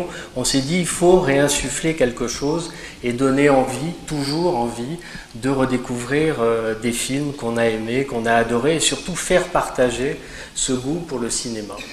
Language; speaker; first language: French; native; French